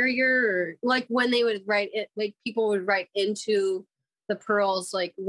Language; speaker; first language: English; native; English